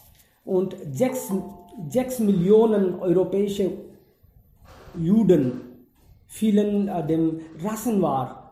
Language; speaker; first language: German; non-native, fluent; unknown